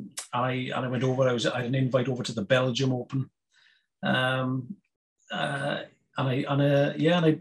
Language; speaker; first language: English; native; English